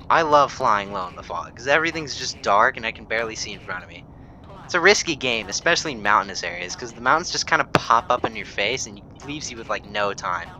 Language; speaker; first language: English; native; English